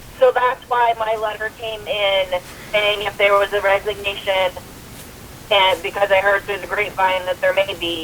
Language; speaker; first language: English; native; English